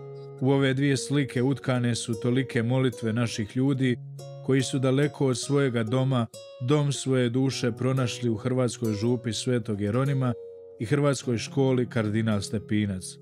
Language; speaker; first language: Croatian; native; Croatian